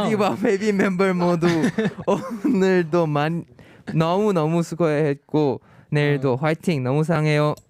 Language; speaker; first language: Korean; non-native, fluent; Thai